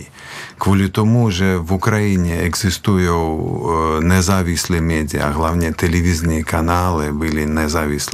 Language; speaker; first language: Czech; non-native, fluent; Belarusian